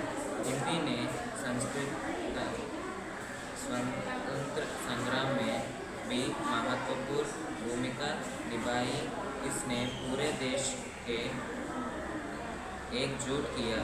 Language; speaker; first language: Hindi; non-native, local second language; Telugu